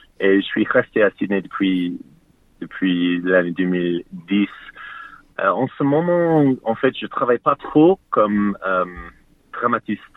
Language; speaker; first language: French; non-native, fluent; English